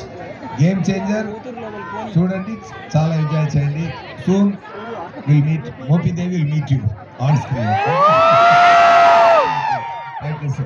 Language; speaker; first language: Telugu; non-native, learner; Tamil